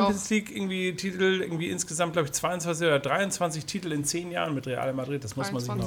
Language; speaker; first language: German; native; German